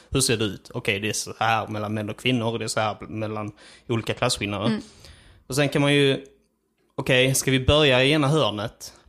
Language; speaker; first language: Swedish; early bilingual, other home language; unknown